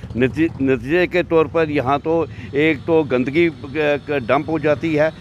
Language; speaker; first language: Hindi; native; Hindi